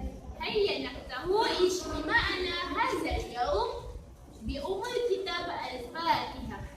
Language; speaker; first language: Arabic; non-native, learner; Malay